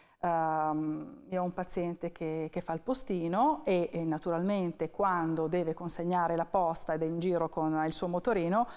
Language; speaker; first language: Italian; native; Italian